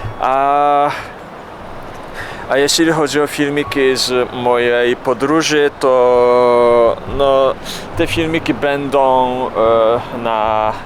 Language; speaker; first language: Polish; non-native, learner; Japanese